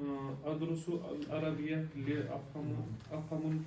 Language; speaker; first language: Arabic; non-native, learner; Urdu